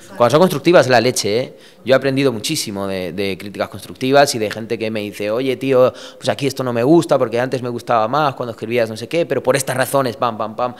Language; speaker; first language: Spanish; early bilingual, other home language; Romanian